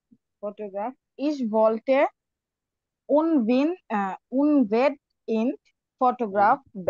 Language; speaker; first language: German; non-native, learner; Bangla